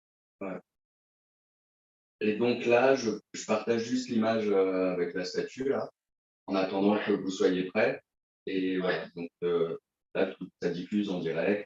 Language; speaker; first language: French; native; French